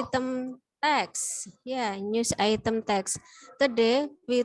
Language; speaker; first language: English; non-native, learner; Indonesian